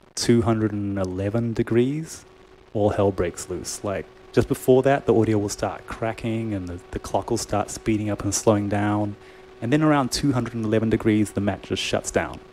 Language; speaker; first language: English; native; English